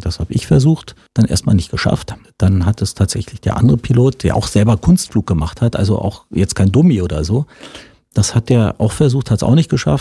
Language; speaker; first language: German; native; German